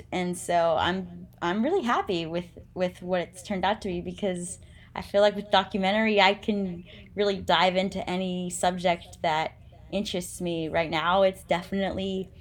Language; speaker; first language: English; native; English